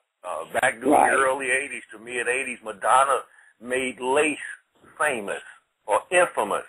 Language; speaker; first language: English; native; English